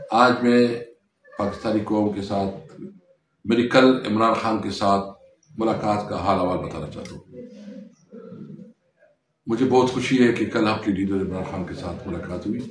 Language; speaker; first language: Urdu; non-native, local second language; Pashto